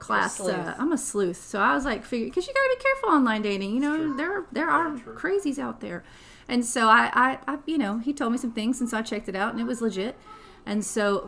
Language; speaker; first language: English; native; English